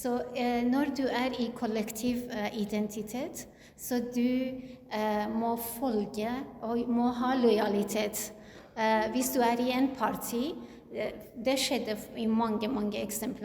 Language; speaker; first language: Norwegian; non-native, learner; Kurdish